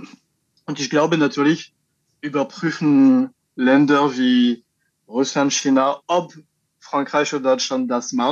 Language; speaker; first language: German; non-native, learner; French